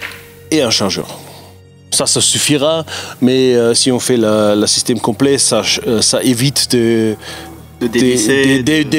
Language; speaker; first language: French; non-native, fluent; German